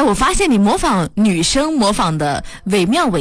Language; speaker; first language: Chinese; native; Chinese